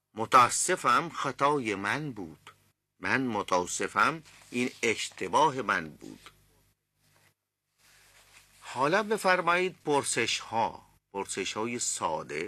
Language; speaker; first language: Persian; non-native, fluent; Urdu